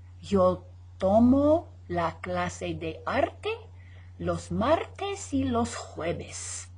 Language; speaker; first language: Spanish; non-native, fluent; English